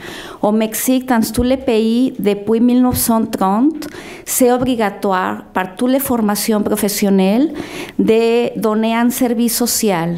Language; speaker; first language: French; non-native, fluent; Spanish